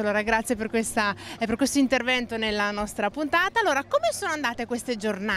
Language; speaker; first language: Italian; native; Italian